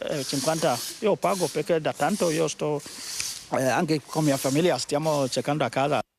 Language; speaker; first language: Italian; non-native, learner; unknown